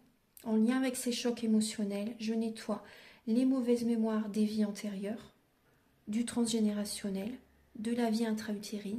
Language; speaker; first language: French; native; French